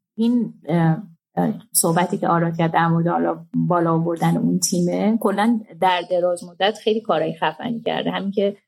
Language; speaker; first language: Persian; native; Persian